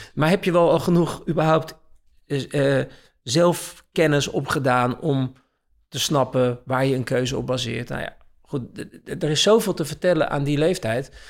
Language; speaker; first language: Dutch; native; Dutch